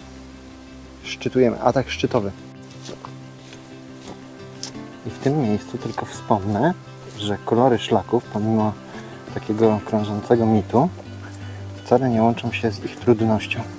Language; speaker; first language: Polish; native; Polish